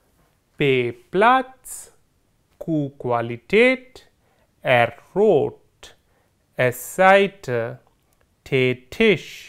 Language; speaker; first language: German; non-native, fluent; Hindi